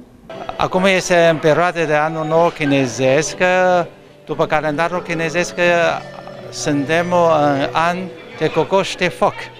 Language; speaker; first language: Romanian; non-native, learner; Chinese